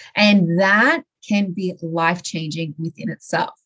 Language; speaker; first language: English; native; English